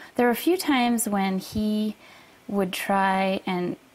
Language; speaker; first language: English; native; English